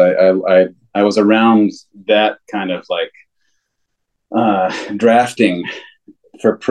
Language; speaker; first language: English; native; English